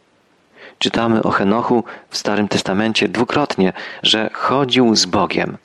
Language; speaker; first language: Polish; native; Polish